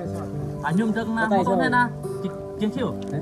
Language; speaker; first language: Vietnamese; native; Vietnamese